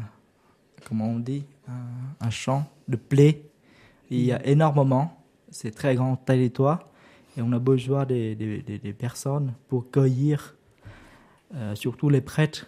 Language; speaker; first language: French; non-native, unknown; Vietnamese